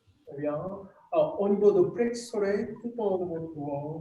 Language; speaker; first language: French; non-native, fluent; Japanese